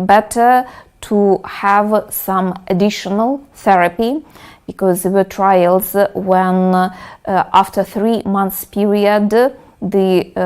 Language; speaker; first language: English; non-native, fluent; Russian